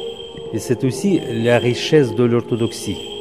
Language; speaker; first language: French; non-native, fluent; Russian